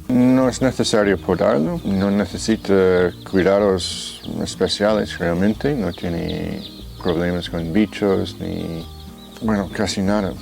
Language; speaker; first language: Spanish; non-native, fluent; English